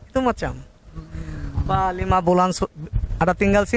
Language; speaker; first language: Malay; non-native, learner; Bangla